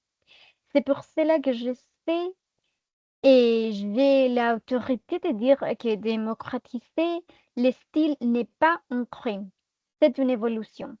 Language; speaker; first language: French; non-native, fluent; Spanish